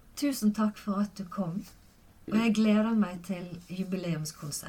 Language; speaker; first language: Norwegian; native; Norwegian